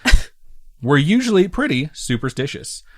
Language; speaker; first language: English; native; English